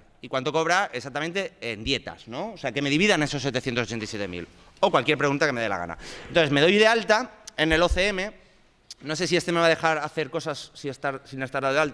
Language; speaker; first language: Spanish; native; Spanish